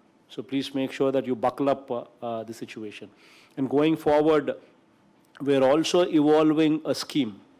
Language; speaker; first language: English; non-native, local second language; Telugu